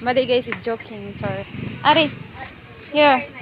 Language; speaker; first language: English; non-native, learner; Cebuano